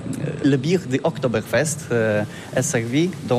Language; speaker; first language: French; non-native, learner; Polish